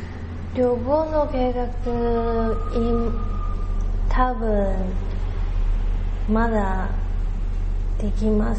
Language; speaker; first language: Japanese; non-native, learner; Chinese